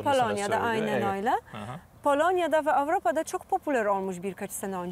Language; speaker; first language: Turkish; non-native, fluent; Polish